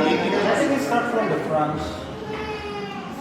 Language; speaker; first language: English; non-native, fluent; Indonesian